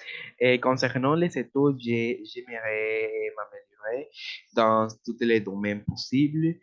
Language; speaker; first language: French; non-native, learner; Spanish